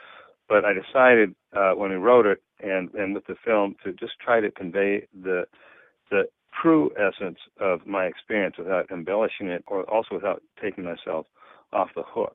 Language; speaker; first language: English; native; English